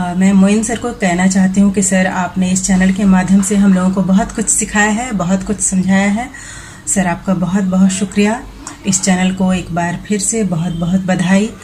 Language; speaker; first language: Hindi; native; Hindi